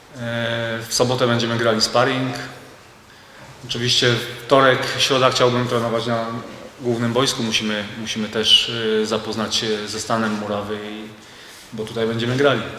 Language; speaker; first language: Polish; native; Polish